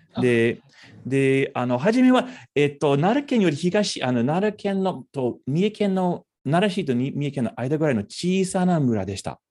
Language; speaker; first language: Japanese; non-native, fluent; English